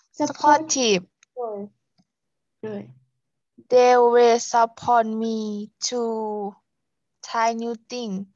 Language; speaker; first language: English; non-native, learner; Lao